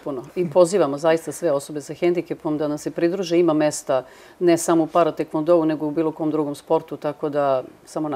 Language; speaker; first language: Serbian; native; Serbian